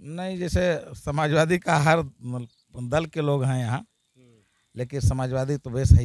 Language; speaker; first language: Hindi; native; Hindi